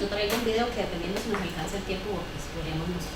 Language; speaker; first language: Spanish; native; Spanish